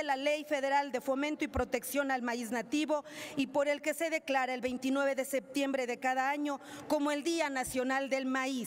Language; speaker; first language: Spanish; native; Spanish